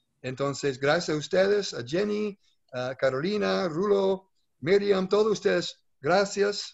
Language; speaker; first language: Spanish; non-native, fluent; English